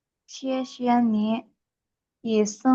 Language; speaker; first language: Chinese; non-native, learner; Indonesian